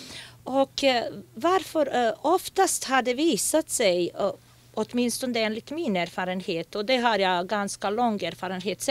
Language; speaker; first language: Swedish; non-native, fluent; Bosnian